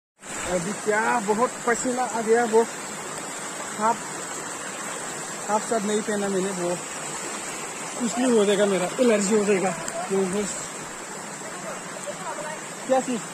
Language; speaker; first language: Hindi; non-native, local second language; Bodo